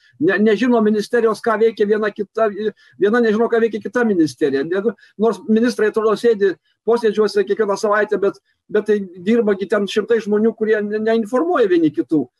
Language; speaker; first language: Lithuanian; native; Lithuanian